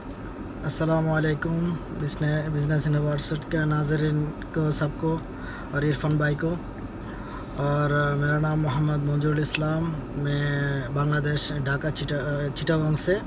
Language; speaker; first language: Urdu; non-native, learner; Bangla